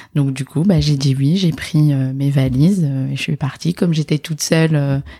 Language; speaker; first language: French; non-native, local second language; Arabic